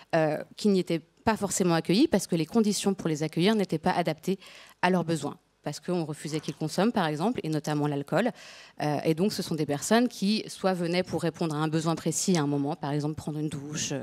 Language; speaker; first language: French; native; French